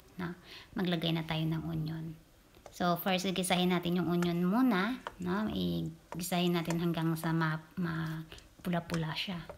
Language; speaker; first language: Filipino; non-native, local second language; Hiligaynon